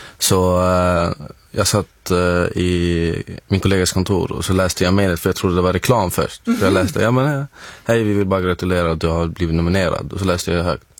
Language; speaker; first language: Swedish; non-native, fluent; Arabic